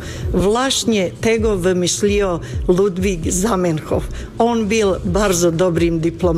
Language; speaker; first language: Polish; non-native, fluent; Bosnian